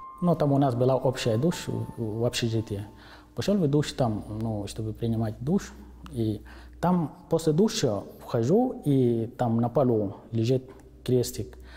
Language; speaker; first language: Russian; non-native, fluent; Arabic